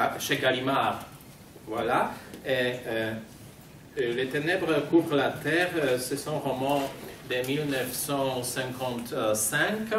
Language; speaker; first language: French; non-native, fluent; Polish